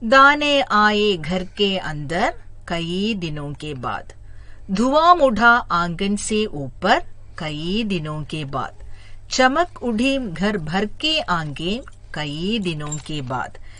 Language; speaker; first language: Hindi; non-native, local second language; Malayalam